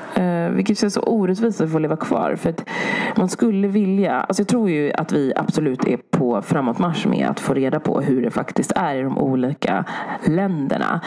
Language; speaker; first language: Swedish; early bilingual, other home language; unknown